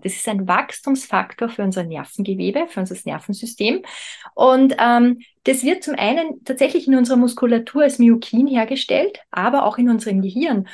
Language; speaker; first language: German; native; German